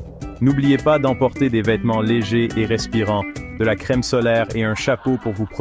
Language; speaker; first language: French; native; French